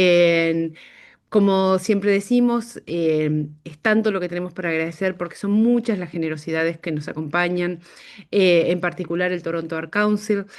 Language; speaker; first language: Spanish; native; Spanish